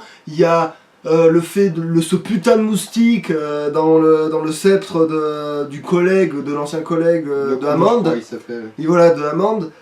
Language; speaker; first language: French; native; French